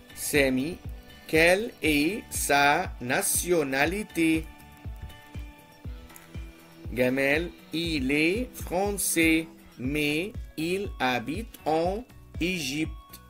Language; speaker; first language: French; non-native, fluent; Arabic